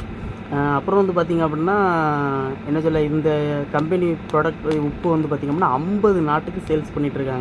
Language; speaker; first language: Tamil; native; Tamil